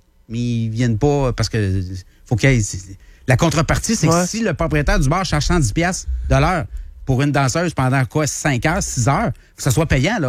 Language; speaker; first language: French; native; French